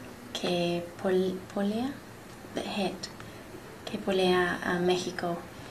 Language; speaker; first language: Spanish; non-native, learner; English